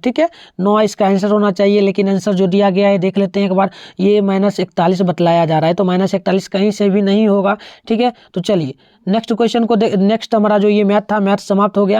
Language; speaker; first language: Hindi; native; Hindi